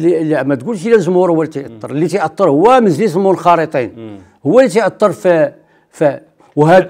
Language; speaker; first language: Arabic; native; Arabic